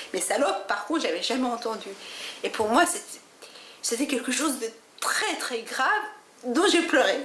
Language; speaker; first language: French; early bilingual, other home language; Persian